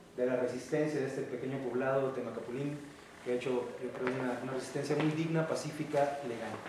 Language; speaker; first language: Spanish; native; Spanish